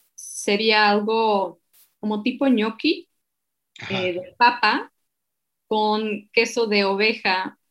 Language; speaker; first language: Spanish; non-native, fluent; Slovak